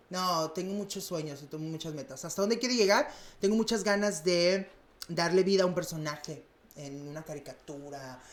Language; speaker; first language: Spanish; native; Spanish